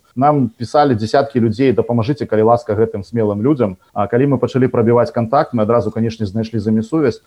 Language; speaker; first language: Belarusian; non-native, local second language; Russian